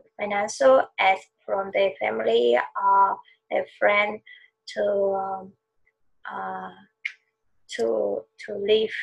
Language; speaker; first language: English; non-native, learner; Vietnamese